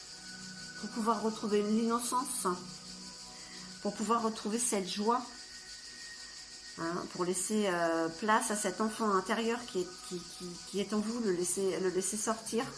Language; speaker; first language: French; native; French